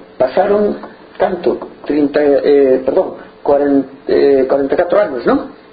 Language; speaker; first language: Galician; native; Galician